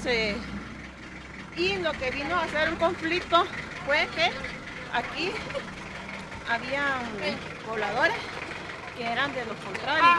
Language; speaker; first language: Spanish; native; Spanish